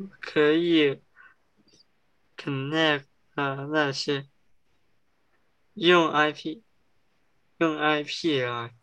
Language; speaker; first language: Chinese; early bilingual, heritage; English